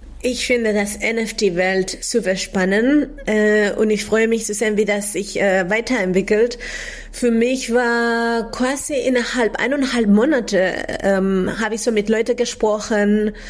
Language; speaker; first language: German; non-native, fluent; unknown